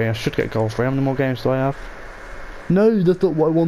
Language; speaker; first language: English; native; English